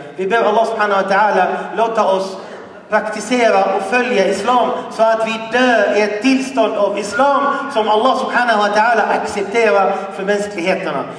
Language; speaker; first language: Swedish; non-native, fluent; Arabic